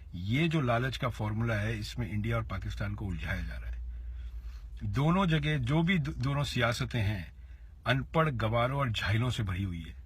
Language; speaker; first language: Hindi; native; Hindi